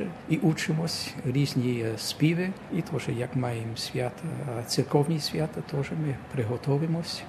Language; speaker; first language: Ukrainian; early bilingual, heritage; Ukrainian